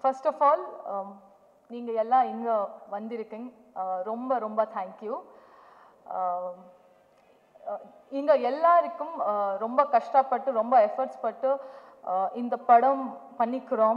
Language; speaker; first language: Tamil; non-native, learner; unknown